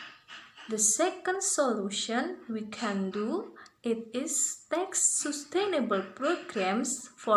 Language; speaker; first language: English; non-native, learner; Indonesian